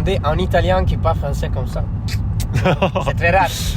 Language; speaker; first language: French; non-native, fluent; Italian